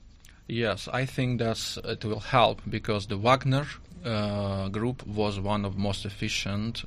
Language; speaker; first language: English; non-native, learner; Russian